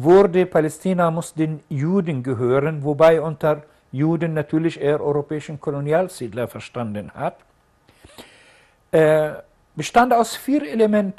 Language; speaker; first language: German; non-native, fluent; Arabic